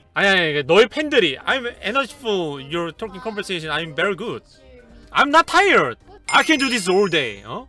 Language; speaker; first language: English; non-native, learner; Korean